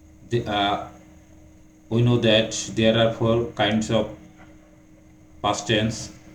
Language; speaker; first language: English; non-native, local second language; Bangla